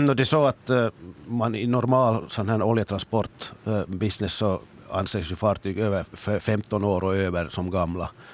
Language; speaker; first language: Swedish; native; Swedish